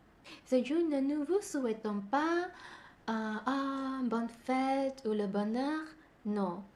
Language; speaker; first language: French; non-native, learner; Malay